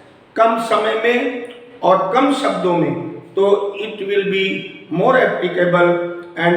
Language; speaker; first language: Hindi; native; Hindi